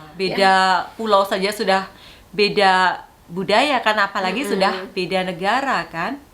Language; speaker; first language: Indonesian; non-native, local second language; Javanese